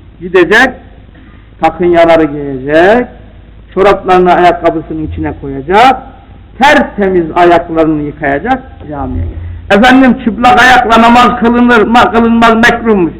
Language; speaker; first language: Turkish; native; Turkish